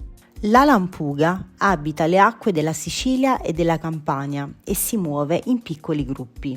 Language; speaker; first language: Italian; native; Italian